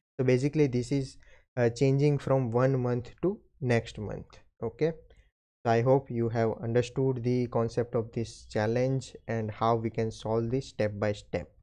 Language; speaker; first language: English; non-native, local second language; Gujarati